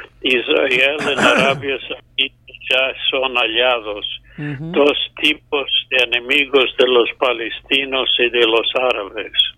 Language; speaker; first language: Spanish; non-native, fluent; English